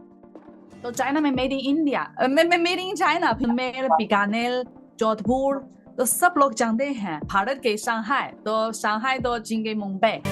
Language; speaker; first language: Hindi; non-native, fluent; Chinese